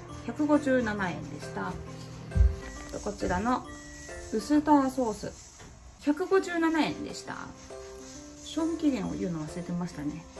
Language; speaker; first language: Japanese; native; Japanese